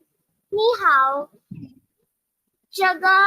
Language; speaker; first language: Chinese; non-native, learner; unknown